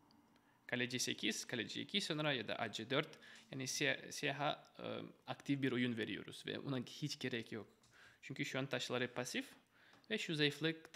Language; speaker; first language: Turkish; non-native, fluent; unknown